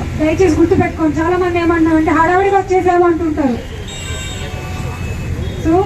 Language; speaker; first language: Telugu; native; Telugu